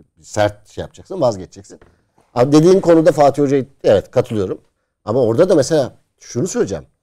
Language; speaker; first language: Turkish; native; Turkish